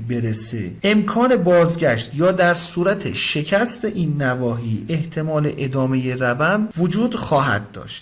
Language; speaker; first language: Persian; native; Persian